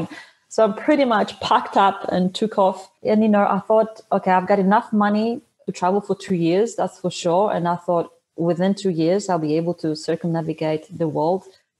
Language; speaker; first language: English; non-native, fluent; Polish